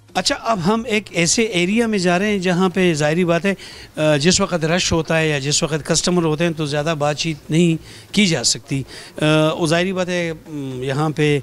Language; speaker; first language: Urdu; non-native, local second language; Pashto